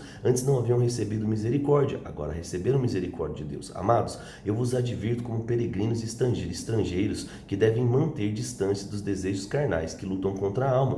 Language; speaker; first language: Portuguese; native; Portuguese